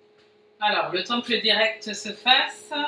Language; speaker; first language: French; native; French